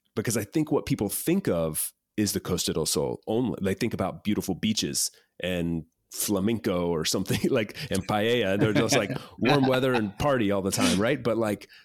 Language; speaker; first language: English; native; English